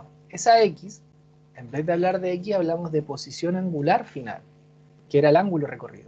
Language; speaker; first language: Spanish; native; Spanish